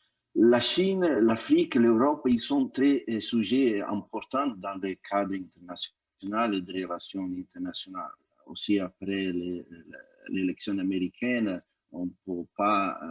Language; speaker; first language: French; non-native, fluent; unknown